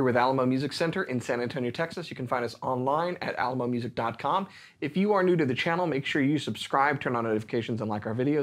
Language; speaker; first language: English; native; English